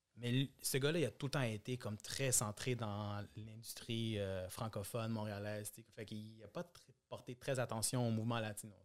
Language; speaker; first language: French; early bilingual, other home language; Spanish